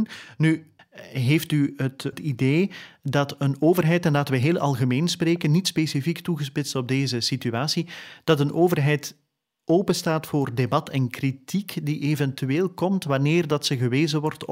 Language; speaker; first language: Dutch; native; Dutch